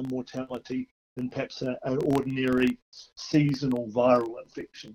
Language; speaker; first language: English; native; English